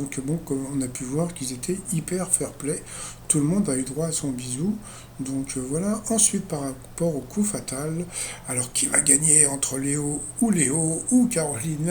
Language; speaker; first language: French; native; French